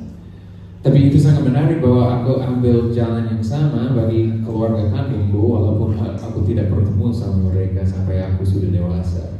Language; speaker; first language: Indonesian; non-native, fluent; English